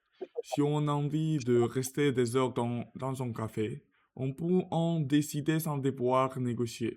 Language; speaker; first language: French; non-native, learner; Russian